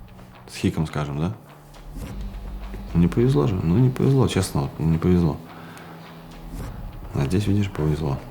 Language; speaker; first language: Russian; native; Russian